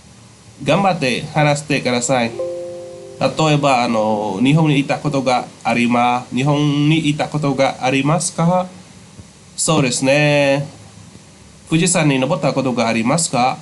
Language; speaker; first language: Japanese; non-native, fluent; Khmer